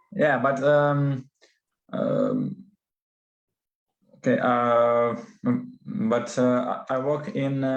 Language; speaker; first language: English; non-native, learner; Russian